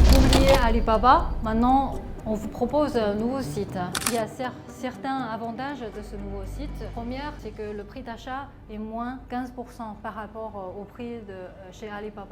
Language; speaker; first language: French; non-native, fluent; Chinese